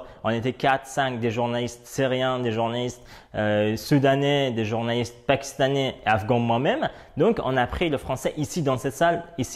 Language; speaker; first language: French; non-native, fluent; Persian